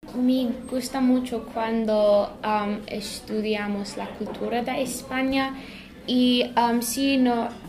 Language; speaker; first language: Spanish; non-native, learner; English